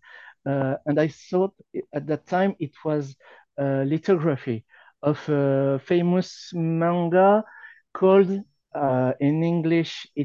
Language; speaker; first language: English; non-native, fluent; French